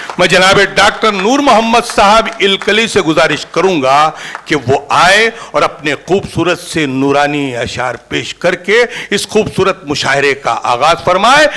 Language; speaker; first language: Urdu; native; Urdu